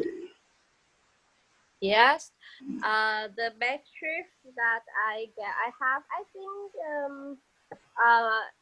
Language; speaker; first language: English; non-native, learner; Vietnamese